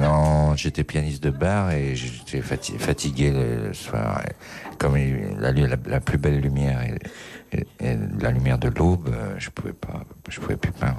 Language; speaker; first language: French; native; French